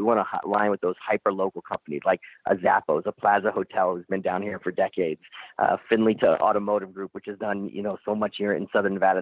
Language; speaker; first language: English; native; English